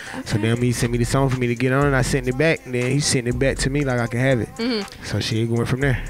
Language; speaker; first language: English; native; English